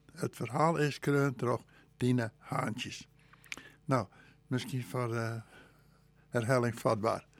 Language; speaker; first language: Dutch; non-native, local second language; Western Frisian